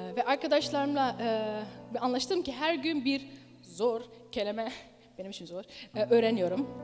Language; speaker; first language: Turkish; early bilingual, heritage; Dutch